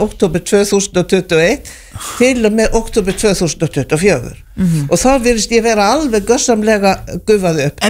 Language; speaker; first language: Icelandic; non-native, fluent; Norwegian